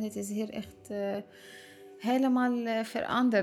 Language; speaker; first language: Dutch; non-native, learner; Arabic